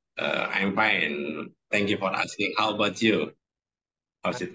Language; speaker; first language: English; non-native, fluent; Indonesian